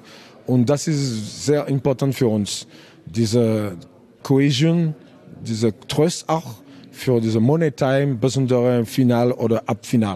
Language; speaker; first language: German; non-native, learner; French